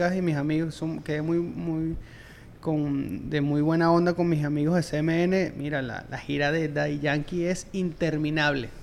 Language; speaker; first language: Spanish; native; Spanish